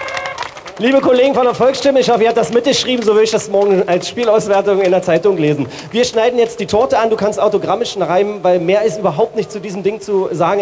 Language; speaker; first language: German; native; German